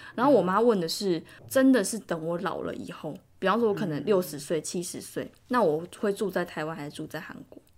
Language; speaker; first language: Chinese; native; Chinese